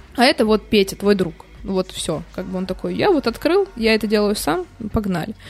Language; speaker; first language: Russian; native; Russian